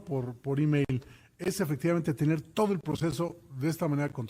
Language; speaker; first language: Spanish; native; Spanish